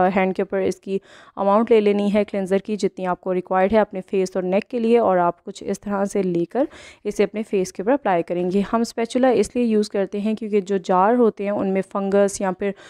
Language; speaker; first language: Hindi; native; Hindi